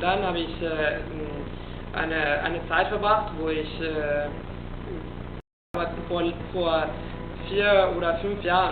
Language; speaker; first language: German; non-native, fluent; Italian